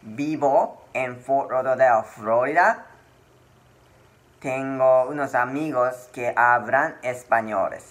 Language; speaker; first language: Spanish; non-native, learner; Japanese